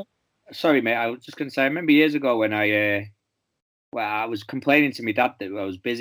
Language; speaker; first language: English; native; English